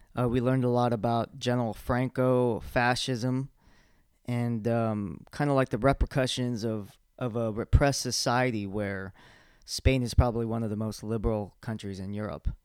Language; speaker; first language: English; early bilingual, other home language; Spanish